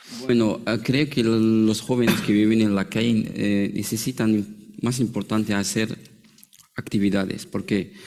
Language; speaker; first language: Spanish; non-native, learner; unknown